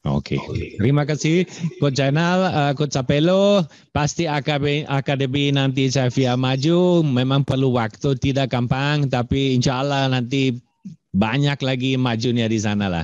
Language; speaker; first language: Indonesian; non-native, fluent; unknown